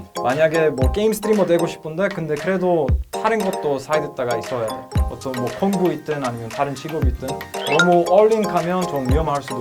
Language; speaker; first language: Korean; non-native, learner; Croatian